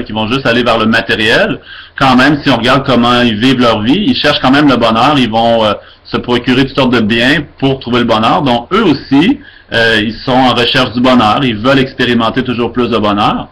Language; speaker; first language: French; native; French